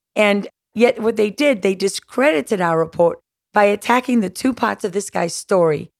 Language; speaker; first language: English; native; English